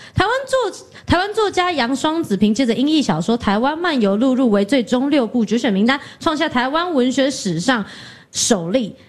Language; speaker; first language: Chinese; native; Chinese